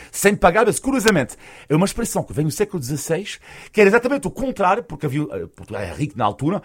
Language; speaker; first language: Portuguese; non-native, fluent; French